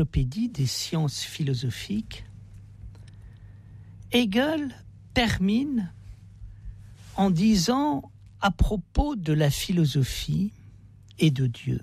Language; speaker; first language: French; native; French